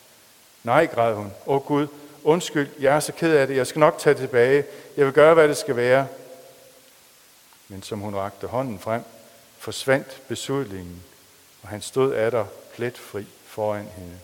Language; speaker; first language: Danish; native; Danish